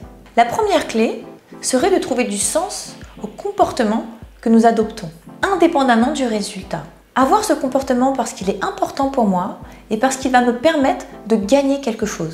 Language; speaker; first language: French; native; French